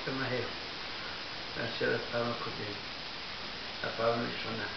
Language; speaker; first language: Hebrew; non-native, fluent; Russian